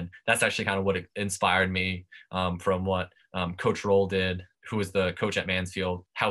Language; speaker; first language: English; native; English